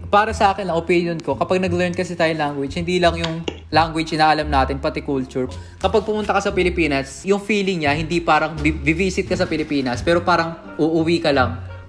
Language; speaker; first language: Filipino; native; Filipino